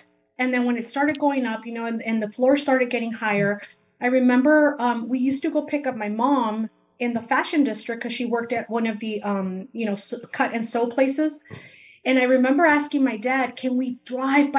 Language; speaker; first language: English; early bilingual, other home language; Spanish